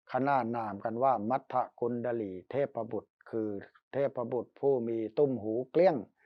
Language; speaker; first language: Thai; native; Thai